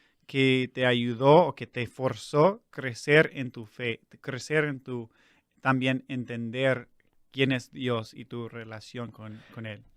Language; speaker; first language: Spanish; non-native, fluent; English